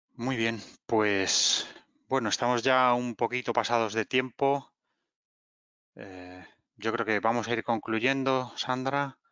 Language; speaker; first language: Spanish; native; Spanish